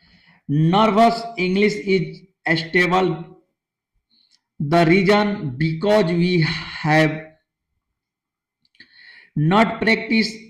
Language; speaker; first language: English; non-native, local second language; Hindi